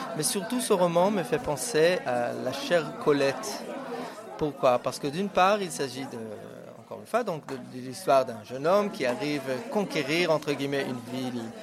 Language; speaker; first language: French; non-native, fluent; Hebrew